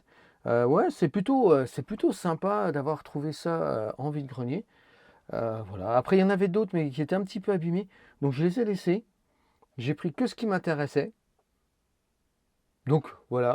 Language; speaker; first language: French; native; French